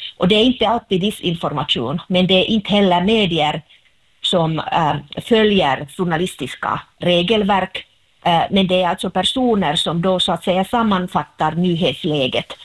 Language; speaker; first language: Swedish; non-native, local second language; Finnish